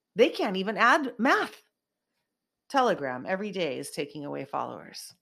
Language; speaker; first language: English; native; English